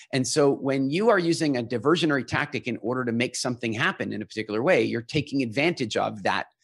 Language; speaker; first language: English; native; English